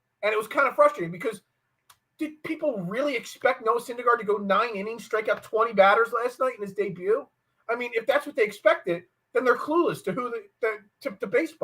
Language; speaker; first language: English; native; English